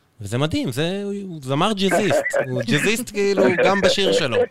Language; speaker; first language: Hebrew; native; Hebrew